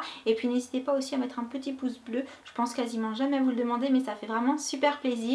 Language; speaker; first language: French; native; French